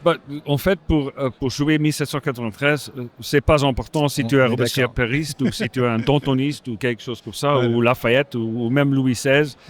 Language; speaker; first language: French; non-native, local second language; Dutch